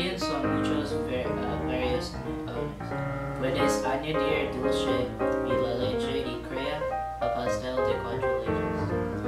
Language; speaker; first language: Spanish; non-native, learner; English